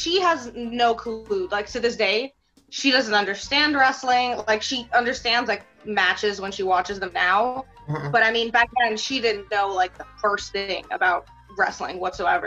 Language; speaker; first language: English; early bilingual, other home language; Russian